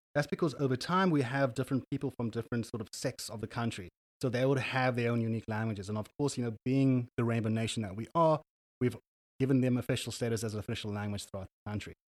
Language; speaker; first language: English; native; English